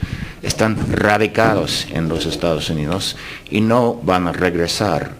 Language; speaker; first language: Spanish; non-native, fluent; English